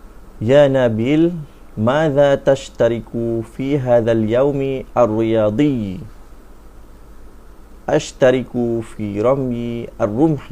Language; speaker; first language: Arabic; non-native, fluent; Malay